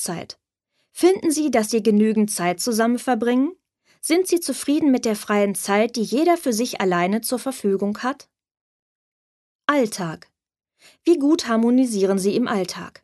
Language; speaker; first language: German; native; German